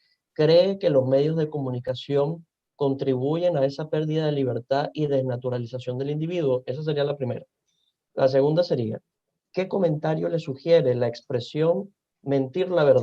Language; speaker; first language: Spanish; native; Spanish